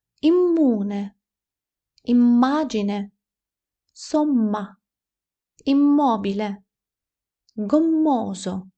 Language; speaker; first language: Italian; non-native, fluent; Ukrainian